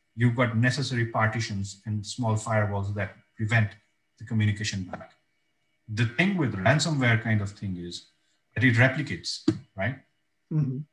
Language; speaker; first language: English; non-native, local second language; Bangla